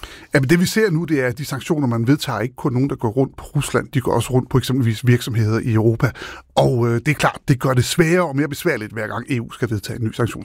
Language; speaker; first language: Danish; native; Danish